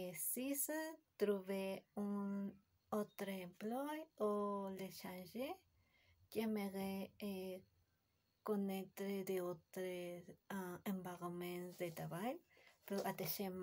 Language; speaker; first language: French; non-native, learner; Spanish